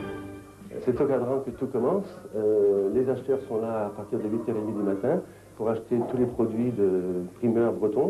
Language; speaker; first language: French; native; French